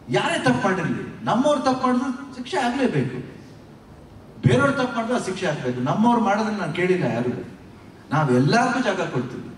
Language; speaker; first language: Kannada; native; Kannada